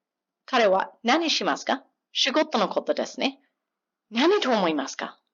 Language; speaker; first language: Japanese; non-native, learner; English